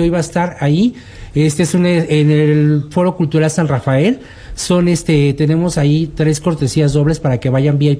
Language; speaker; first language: Spanish; native; Spanish